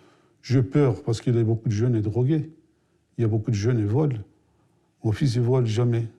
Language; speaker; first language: French; non-native, fluent; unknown